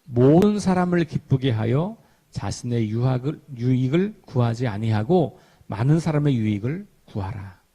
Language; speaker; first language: Korean; native; Korean